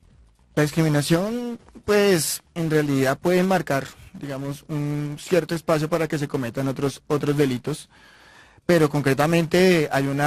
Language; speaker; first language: Spanish; native; Spanish